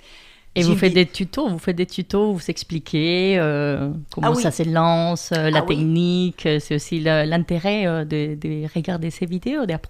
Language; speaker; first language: French; non-native, fluent; Spanish